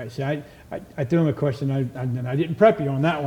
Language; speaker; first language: English; native; English